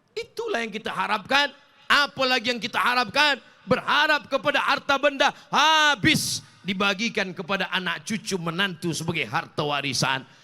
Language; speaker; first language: Malay; native; Malay